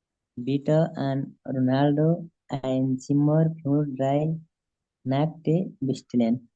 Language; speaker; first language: German; non-native, learner; Nepali